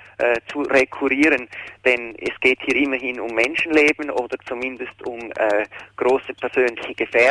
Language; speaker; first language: German; native; German